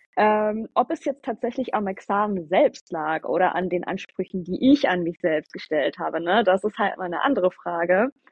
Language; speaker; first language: German; early bilingual, other home language; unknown